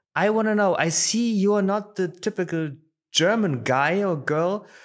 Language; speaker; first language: English; non-native, fluent; Polish